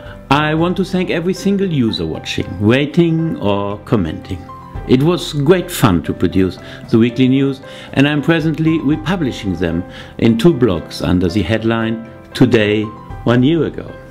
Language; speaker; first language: English; non-native, fluent; German